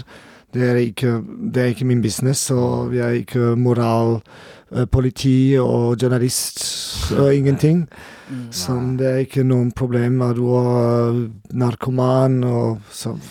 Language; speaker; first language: Norwegian; non-native, learner; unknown